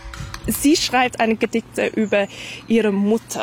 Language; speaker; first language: German; non-native, fluent; English